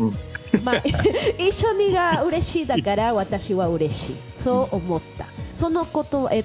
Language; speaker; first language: Japanese; non-native, learner; Spanish